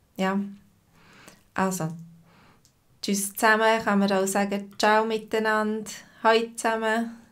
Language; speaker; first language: German; native; German